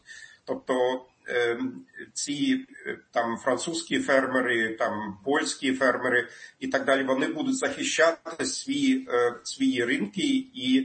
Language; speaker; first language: Ukrainian; non-native, fluent; German